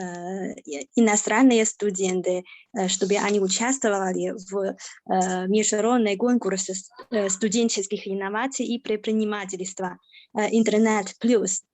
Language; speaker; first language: Russian; non-native, fluent; Chinese